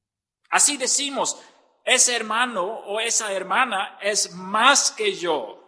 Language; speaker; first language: Spanish; non-native, fluent; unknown